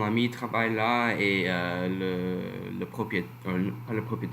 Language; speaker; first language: French; non-native, learner; English